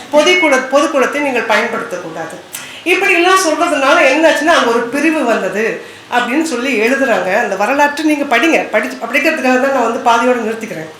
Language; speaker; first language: Tamil; non-native, local second language; Kannada